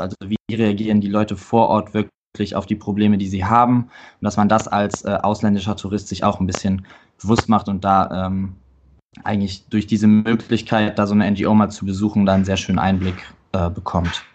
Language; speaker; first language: German; native; German